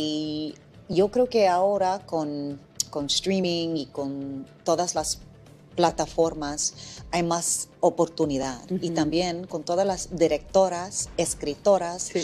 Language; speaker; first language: Spanish; non-native, fluent; English